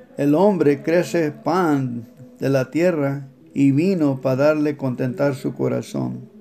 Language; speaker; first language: Spanish; early bilingual, heritage; Spanish